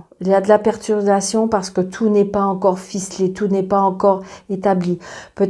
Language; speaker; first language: French; native; French